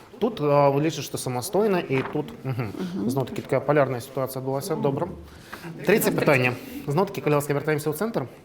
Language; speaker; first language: Belarusian; non-native, local second language; Russian